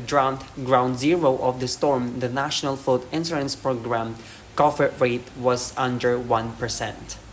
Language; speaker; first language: English; non-native, learner; Indonesian